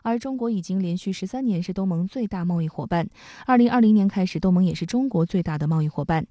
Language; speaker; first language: Chinese; native; Chinese